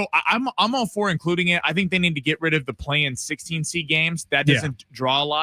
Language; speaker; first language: English; native; English